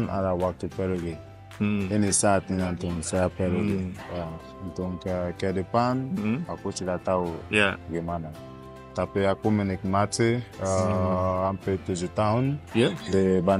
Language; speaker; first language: Indonesian; non-native, fluent; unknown